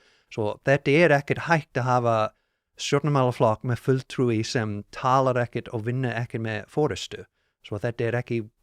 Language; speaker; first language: Icelandic; non-native, learner; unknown